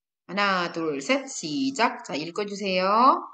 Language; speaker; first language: Korean; non-native, fluent; Indonesian